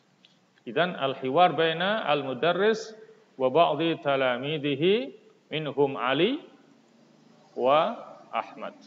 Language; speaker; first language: Arabic; non-native, fluent; Indonesian